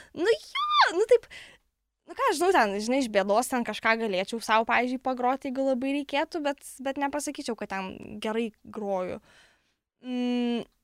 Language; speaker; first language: Lithuanian; non-native, local second language; Polish